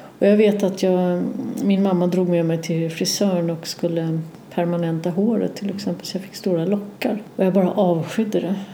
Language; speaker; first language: Swedish; native; Swedish